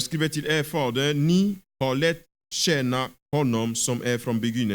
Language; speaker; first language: Swedish; non-native, fluent; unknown